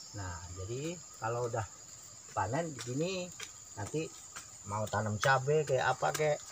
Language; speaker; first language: Indonesian; non-native, local second language; Javanese